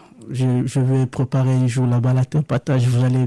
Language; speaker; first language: French; non-native, local second language; Lingala